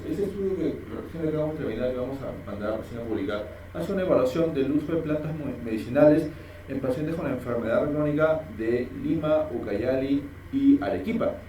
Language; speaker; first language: Spanish; native; Spanish